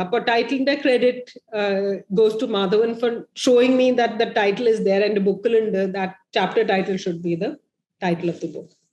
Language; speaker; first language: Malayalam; early bilingual, heritage; Malayalam